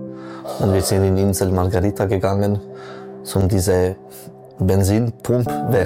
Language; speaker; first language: German; non-native, local second language; French